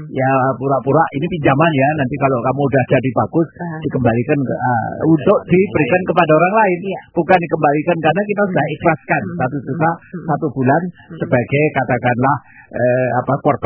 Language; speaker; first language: Indonesian; non-native, local second language; Javanese